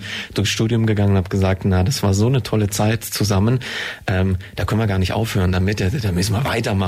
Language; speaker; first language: German; native; German